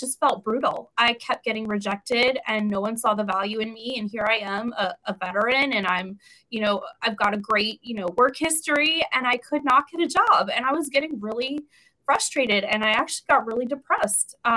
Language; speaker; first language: English; native; English